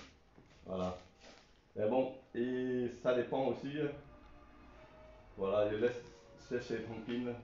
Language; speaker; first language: French; non-native, learner; Chinese